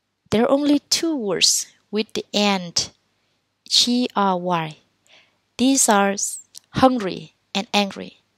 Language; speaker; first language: English; non-native, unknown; Vietnamese